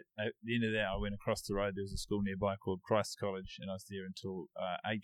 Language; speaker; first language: English; native; English